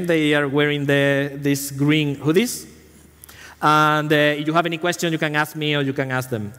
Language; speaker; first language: English; non-native, fluent; Spanish